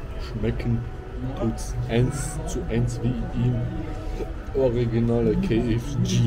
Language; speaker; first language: German; early bilingual, other home language; Albanian